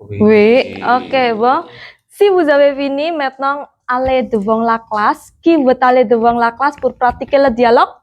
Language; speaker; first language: French; non-native, fluent; Indonesian